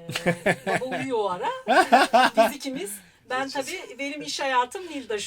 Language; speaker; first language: Turkish; native; Turkish